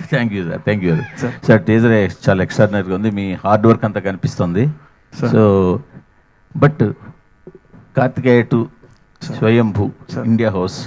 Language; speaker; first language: Telugu; native; Telugu